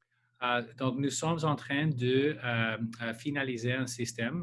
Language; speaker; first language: French; non-native, local second language; English